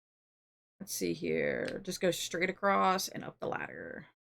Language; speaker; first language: English; native; English